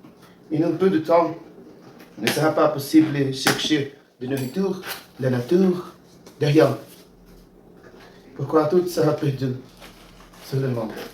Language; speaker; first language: French; non-native, learner; Portuguese